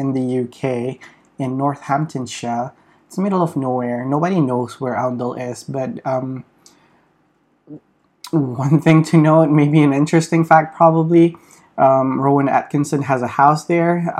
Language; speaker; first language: English; non-native, fluent; Malay